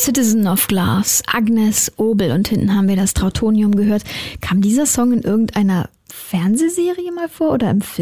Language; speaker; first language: German; native; German